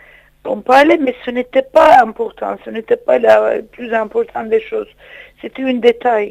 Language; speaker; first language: French; non-native, fluent; Turkish